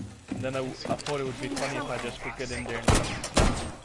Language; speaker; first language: English; non-native, fluent; Danish